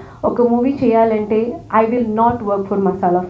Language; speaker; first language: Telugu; non-native, fluent; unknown